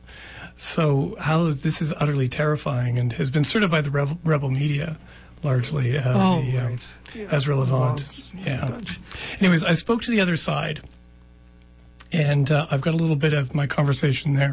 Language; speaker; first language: English; native; English